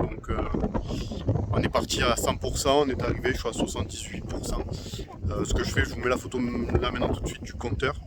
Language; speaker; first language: French; native; French